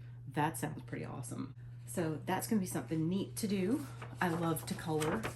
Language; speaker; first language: English; native; English